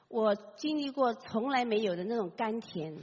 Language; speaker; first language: Chinese; native; Chinese